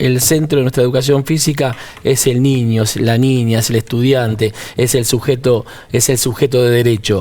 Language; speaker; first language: Spanish; native; Spanish